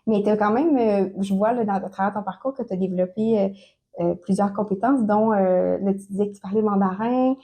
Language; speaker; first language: French; native; French